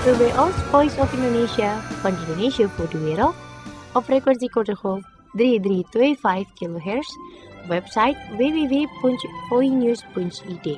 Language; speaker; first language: Dutch; non-native, fluent; Indonesian